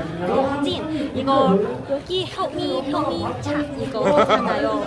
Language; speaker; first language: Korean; non-native, learner; Cantonese